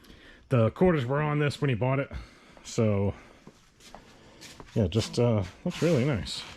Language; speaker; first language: English; native; English